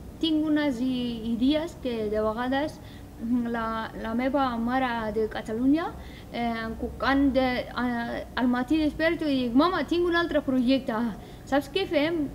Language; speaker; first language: Catalan; non-native, learner; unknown